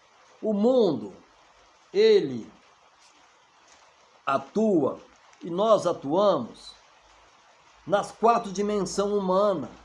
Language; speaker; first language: Portuguese; native; Portuguese